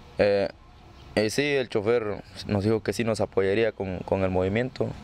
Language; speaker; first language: Spanish; native; Spanish